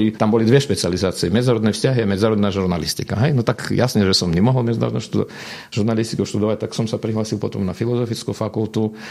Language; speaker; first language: Slovak; non-native, fluent; Russian